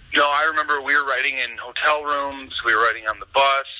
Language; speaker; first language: English; native; English